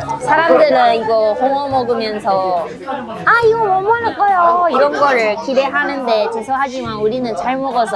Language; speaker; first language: Korean; non-native, fluent; Japanese